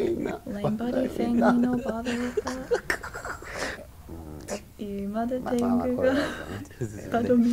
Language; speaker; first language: Japanese; non-native, learner; English